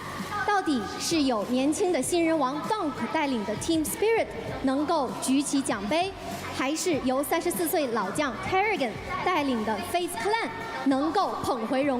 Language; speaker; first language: Chinese; native; Chinese